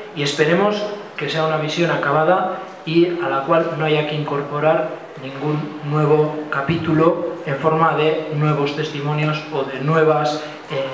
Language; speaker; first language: Spanish; non-native, local second language; Basque